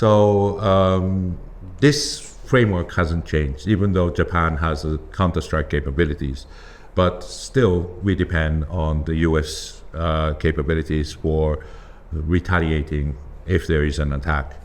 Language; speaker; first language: English; non-native, fluent; Japanese